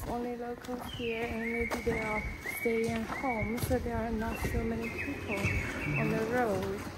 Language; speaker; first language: English; non-native, fluent; Chinese